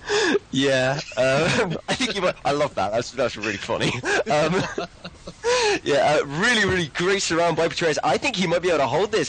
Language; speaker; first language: English; native; English